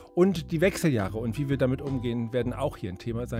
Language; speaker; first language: German; native; German